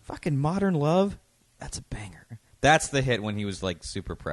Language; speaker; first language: English; native; English